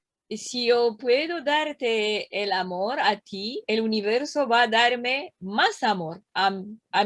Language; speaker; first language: Spanish; non-native, learner; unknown